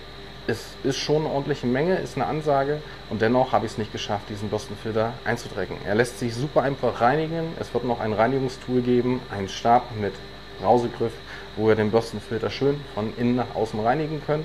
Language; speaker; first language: German; native; German